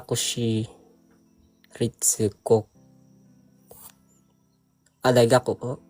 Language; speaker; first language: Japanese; non-native, learner; Filipino